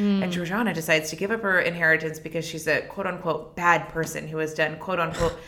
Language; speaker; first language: English; native; English